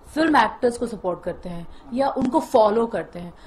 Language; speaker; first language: Hindi; native; Hindi